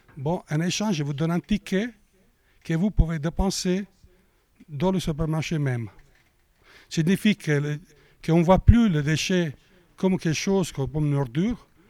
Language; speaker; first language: French; non-native, fluent; Italian